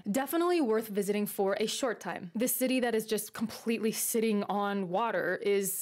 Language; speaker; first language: English; native; English